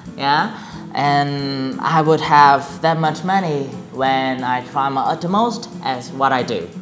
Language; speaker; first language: English; non-native, fluent; Vietnamese